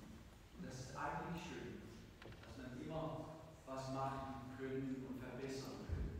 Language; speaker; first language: German; non-native, fluent; Danish